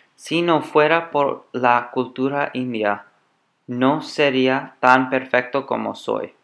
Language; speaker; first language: Spanish; non-native, learner; English